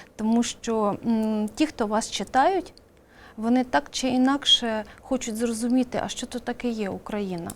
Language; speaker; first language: Ukrainian; native; Ukrainian